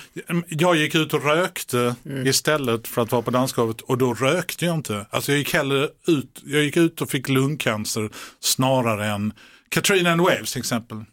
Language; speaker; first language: Swedish; native; Swedish